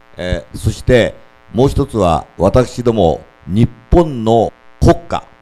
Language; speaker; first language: Japanese; native; Japanese